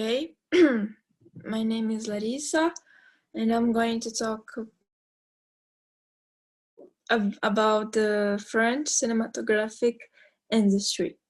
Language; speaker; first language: English; non-native, fluent; Portuguese